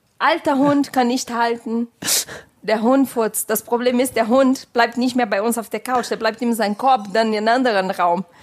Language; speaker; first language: German; non-native, fluent; Portuguese